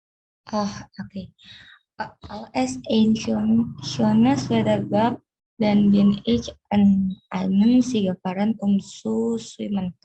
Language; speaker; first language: German; non-native, learner; Indonesian